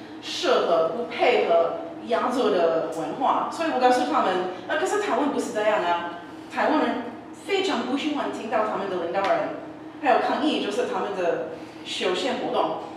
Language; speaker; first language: Chinese; non-native, learner; English